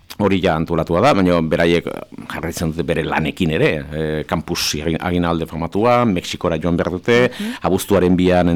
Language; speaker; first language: Basque; native; Basque